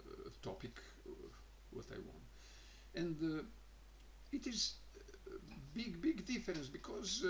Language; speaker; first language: English; non-native, learner; Croatian